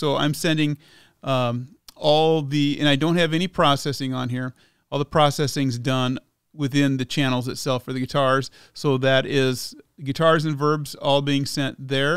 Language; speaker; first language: English; native; English